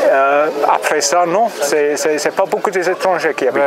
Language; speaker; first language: French; non-native, learner; English